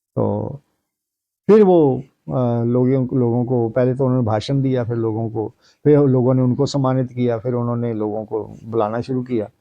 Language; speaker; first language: Hindi; non-native, local second language; Punjabi